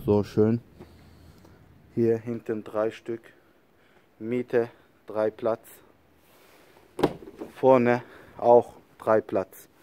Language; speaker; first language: German; non-native, learner; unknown